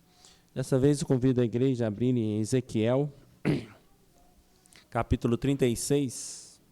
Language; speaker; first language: Portuguese; native; Portuguese